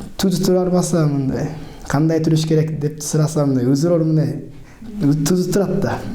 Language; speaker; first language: Kyrgyz; non-native, learner; Japanese